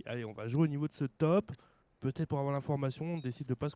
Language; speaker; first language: French; native; French